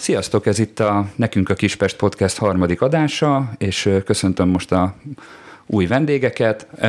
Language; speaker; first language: Hungarian; native; Hungarian